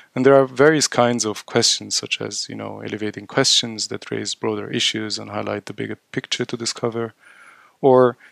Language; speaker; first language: English; non-native, fluent; Arabic